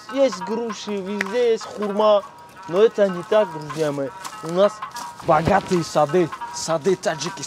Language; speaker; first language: Russian; non-native, local second language; Tajik